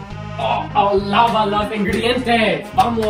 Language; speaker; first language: Spanish; non-native, learner; English